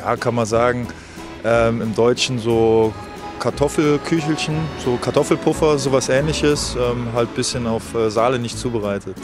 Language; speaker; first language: German; native; German